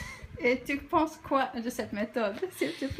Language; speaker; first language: French; non-native, fluent; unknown